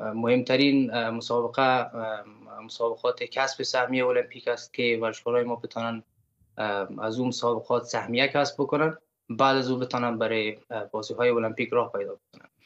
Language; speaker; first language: Persian; native; Persian